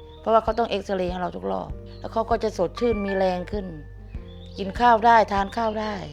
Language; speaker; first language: Thai; native; Thai